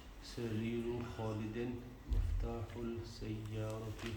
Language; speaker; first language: Arabic; non-native, learner; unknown